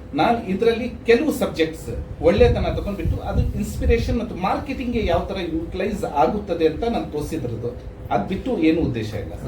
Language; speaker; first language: Kannada; non-native, local second language; Urdu